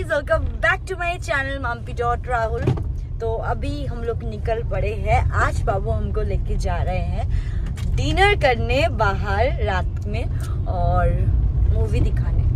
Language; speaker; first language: Hindi; non-native, local second language; Bangla